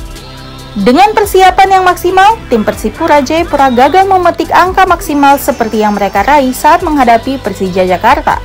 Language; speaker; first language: Indonesian; native; Indonesian